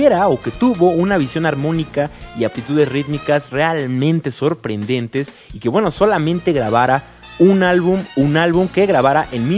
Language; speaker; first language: Spanish; native; Spanish